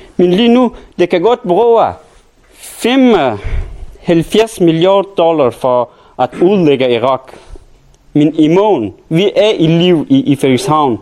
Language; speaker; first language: Danish; non-native, learner; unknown